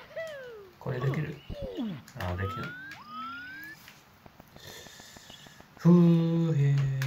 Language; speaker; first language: Japanese; non-native, learner; English